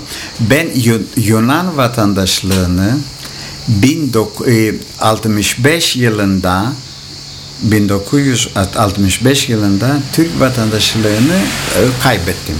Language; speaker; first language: Turkish; non-native, local second language; Greek